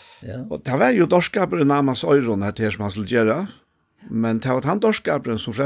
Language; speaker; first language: Danish; non-native, local second language; Faroese